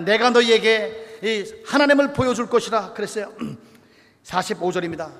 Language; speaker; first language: Korean; native; Korean